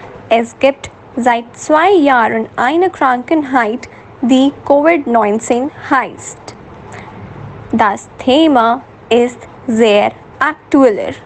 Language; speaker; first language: German; non-native, learner; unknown